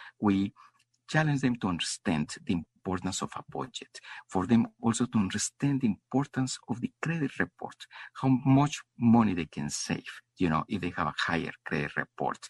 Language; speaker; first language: English; non-native, fluent; Spanish